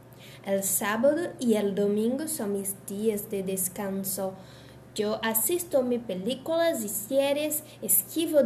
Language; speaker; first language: Spanish; non-native, learner; Portuguese